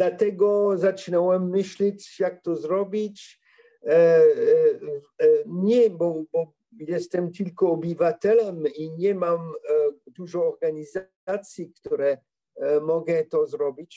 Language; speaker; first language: Polish; non-native, learner; French